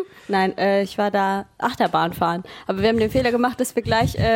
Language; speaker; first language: German; native; German